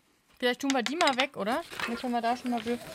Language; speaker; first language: German; native; German